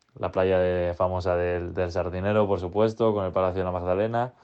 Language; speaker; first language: Spanish; native; Spanish